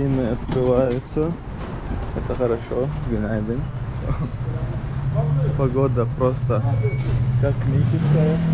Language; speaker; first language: Russian; non-native, local second language; Chechen